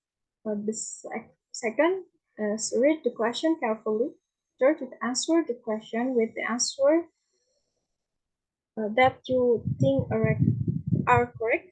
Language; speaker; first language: English; non-native, learner; Indonesian